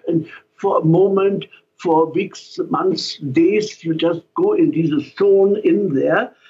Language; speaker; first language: English; non-native, fluent; German